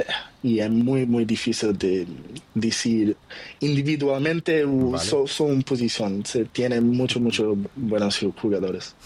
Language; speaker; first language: Spanish; non-native, learner; Portuguese